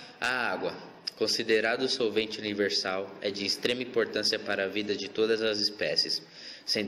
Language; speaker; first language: Portuguese; native; Portuguese